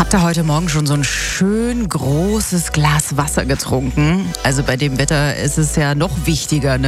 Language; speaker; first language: German; native; German